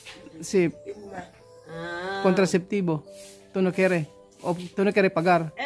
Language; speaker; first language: Spanish; non-native, learner; Filipino